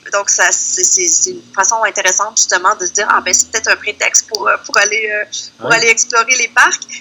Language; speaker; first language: French; native; French